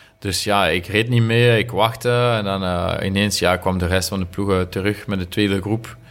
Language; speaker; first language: Dutch; non-native, local second language; French